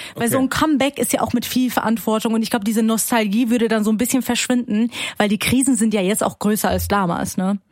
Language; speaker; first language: German; early bilingual, other home language; Persian